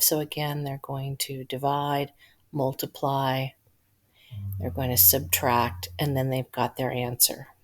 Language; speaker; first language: English; native; English